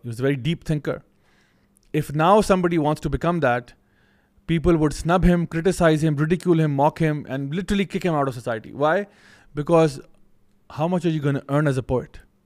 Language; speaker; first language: English; non-native, local second language; Urdu